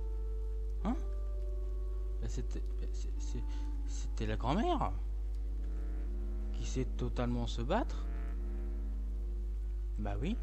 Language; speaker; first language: French; native; French